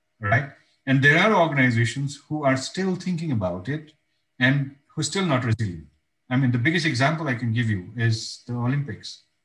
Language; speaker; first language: English; non-native, local second language; Bangla